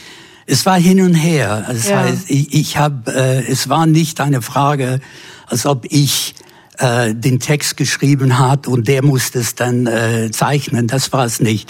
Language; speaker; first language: German; non-native, fluent; English